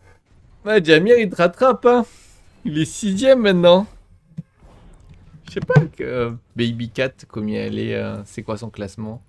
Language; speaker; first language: French; native; French